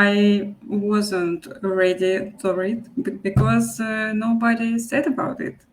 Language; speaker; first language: English; non-native, local second language; Russian